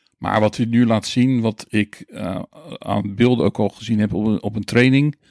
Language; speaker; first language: Dutch; native; Dutch